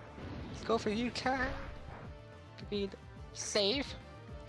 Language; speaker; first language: English; native; English